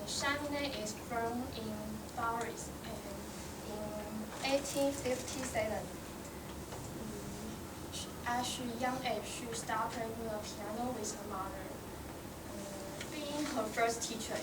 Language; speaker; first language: English; non-native, learner; Chinese